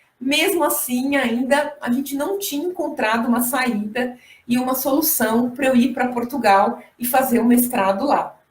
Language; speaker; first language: Portuguese; native; Portuguese